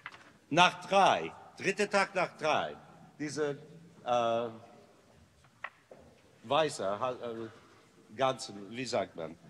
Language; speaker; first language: German; non-native, fluent; English